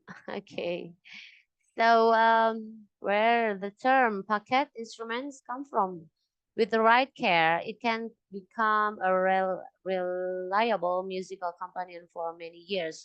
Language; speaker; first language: English; non-native, local second language; Indonesian